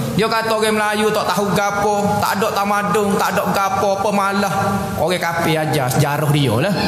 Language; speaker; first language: Malay; native; Malay